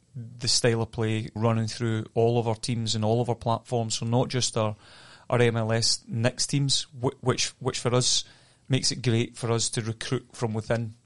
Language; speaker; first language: English; native; English